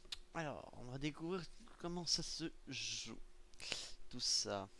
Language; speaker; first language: French; native; French